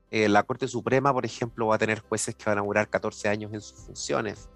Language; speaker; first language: Spanish; native; Spanish